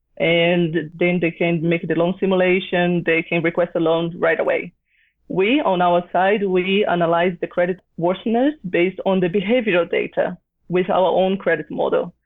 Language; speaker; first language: English; non-native, fluent; Portuguese